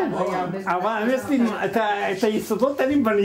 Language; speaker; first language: Hebrew; non-native, fluent; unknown